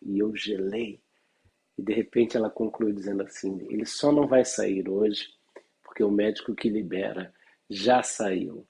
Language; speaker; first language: Portuguese; native; Portuguese